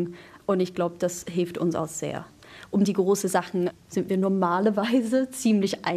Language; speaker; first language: German; non-native, fluent; English